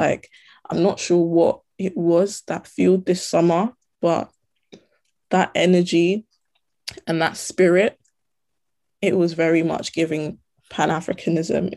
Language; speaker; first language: English; native; English